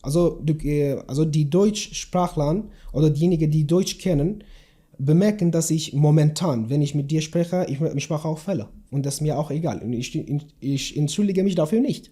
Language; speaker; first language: German; non-native, learner; Kurdish